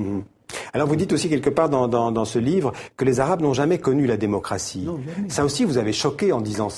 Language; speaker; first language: French; native; French